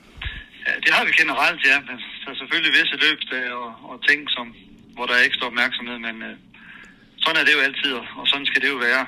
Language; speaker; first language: Danish; native; Danish